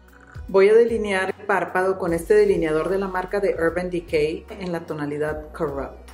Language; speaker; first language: Spanish; native; Spanish